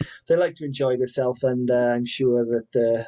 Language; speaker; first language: English; native; English